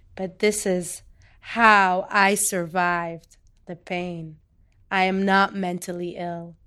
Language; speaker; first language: English; non-native, fluent; Arabic